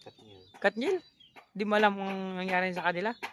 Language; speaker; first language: Filipino; native; Filipino